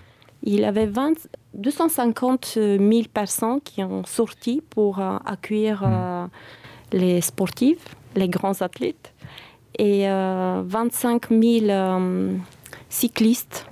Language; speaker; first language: French; non-native, fluent; Bulgarian